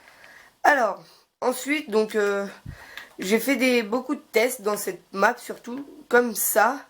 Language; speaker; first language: French; native; French